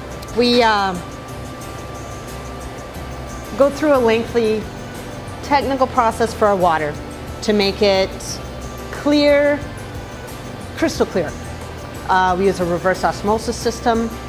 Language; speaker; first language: English; native; English